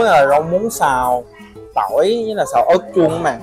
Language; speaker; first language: Chinese; early bilingual, heritage; Vietnamese